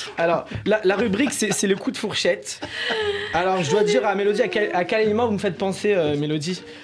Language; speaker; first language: French; native; French